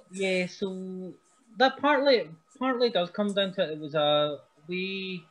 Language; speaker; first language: English; native; English